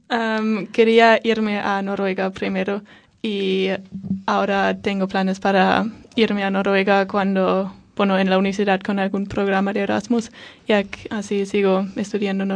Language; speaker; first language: Spanish; non-native, fluent; German